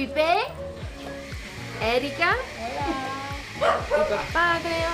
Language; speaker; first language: Spanish; non-native, learner; English